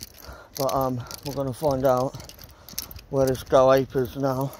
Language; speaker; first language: English; native; English